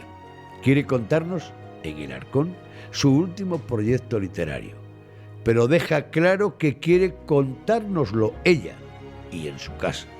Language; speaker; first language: Spanish; native; Spanish